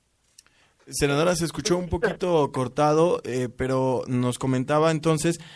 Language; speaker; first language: Spanish; native; Spanish